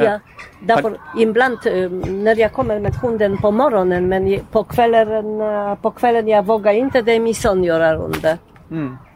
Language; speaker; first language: Swedish; non-native, learner; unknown